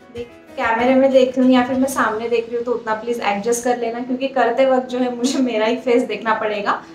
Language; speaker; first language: Hindi; non-native, local second language; Marathi